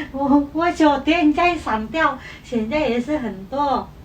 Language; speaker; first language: Chinese; non-native, learner; Indonesian